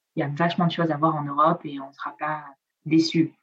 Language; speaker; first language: French; non-native, local second language; Italian